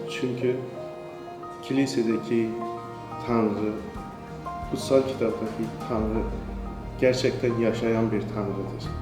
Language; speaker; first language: Turkish; non-native, fluent; Persian